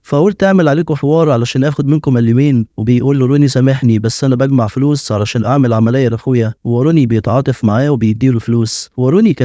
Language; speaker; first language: Arabic; native; Arabic